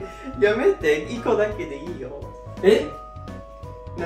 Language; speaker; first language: Japanese; non-native, learner; English